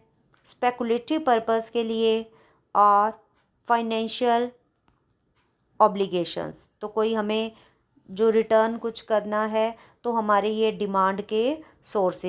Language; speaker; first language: Hindi; non-native, local second language; Punjabi